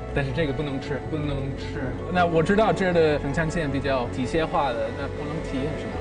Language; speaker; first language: Chinese; non-native, fluent; English